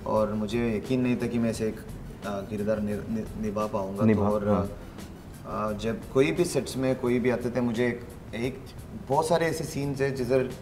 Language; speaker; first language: Hindi; non-native, local second language; Malayalam